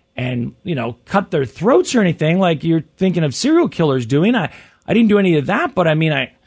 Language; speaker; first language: English; native; English